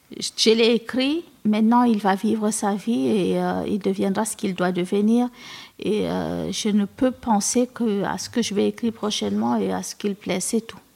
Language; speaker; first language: French; non-native, local second language; Fula